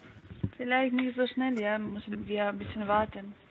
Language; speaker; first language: German; non-native, learner; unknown